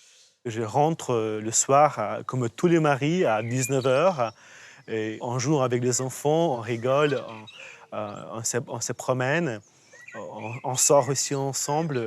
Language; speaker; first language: French; non-native, fluent; Ukrainian